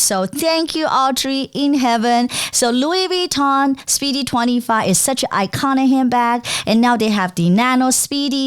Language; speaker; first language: English; non-native, fluent; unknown